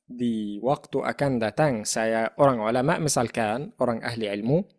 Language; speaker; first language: Indonesian; non-native, fluent; Arabic